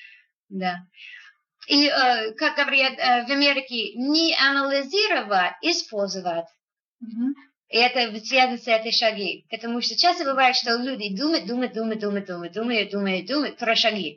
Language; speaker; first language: Russian; non-native, fluent; English